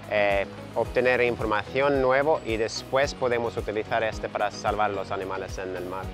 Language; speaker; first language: Spanish; non-native, fluent; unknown